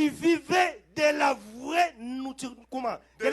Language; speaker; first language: French; non-native, local second language; Lingala